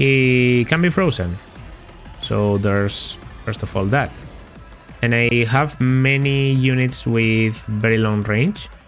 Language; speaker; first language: English; non-native, fluent; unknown